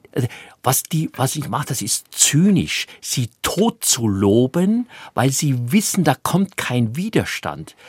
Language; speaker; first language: German; native; German